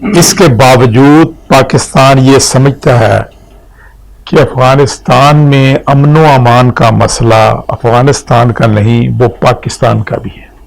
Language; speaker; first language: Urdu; non-native, local second language; Punjabi